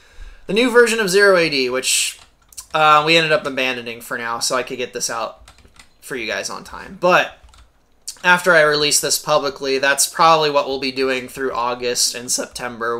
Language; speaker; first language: English; native; English